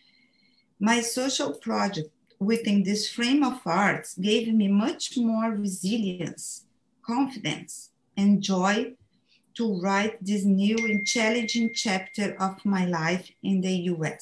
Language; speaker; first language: English; non-native, fluent; Portuguese